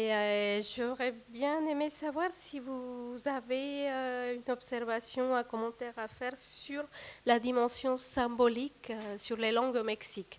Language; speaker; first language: French; non-native, fluent; Spanish